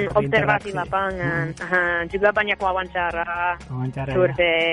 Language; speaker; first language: Indonesian; non-native, fluent; English